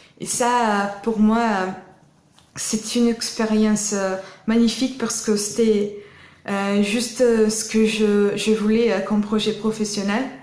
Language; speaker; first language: French; non-native, fluent; Portuguese